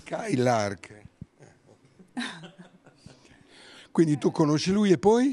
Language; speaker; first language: Italian; native; Italian